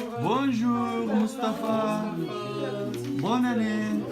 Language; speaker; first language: French; non-native, learner; Arabic